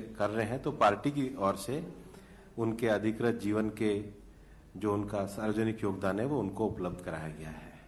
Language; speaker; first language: Hindi; native; Hindi